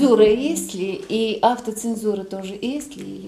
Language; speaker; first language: Russian; non-native, fluent; Bulgarian